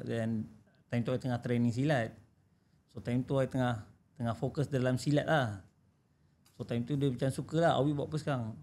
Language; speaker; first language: Malay; native; Malay